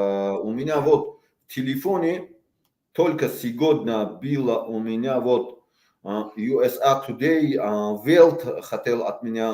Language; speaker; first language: Russian; non-native, local second language; Tajik